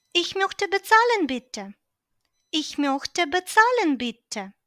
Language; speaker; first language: German; non-native, fluent; Ukrainian